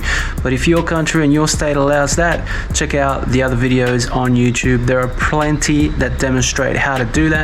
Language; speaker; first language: English; native; English